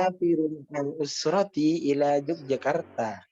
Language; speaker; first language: Arabic; non-native, learner; Indonesian